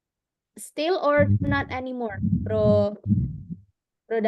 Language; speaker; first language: English; non-native, fluent; Indonesian